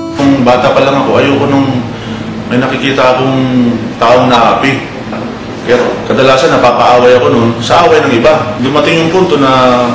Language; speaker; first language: Filipino; non-native, local second language; Romany